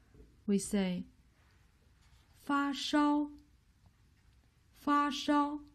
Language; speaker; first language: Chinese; native; Chinese